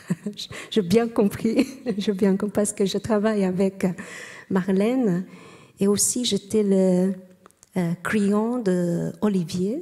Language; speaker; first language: French; non-native, learner; Chinese